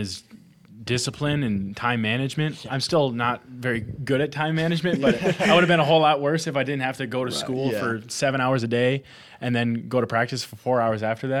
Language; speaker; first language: English; native; English